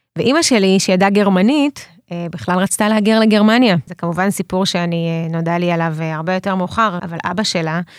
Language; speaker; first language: Hebrew; early bilingual, other home language; Russian